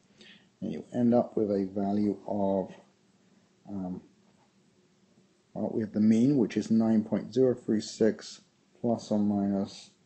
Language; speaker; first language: English; native; English